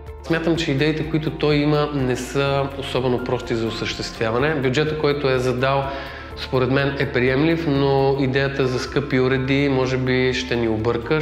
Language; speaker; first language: Bulgarian; native; Bulgarian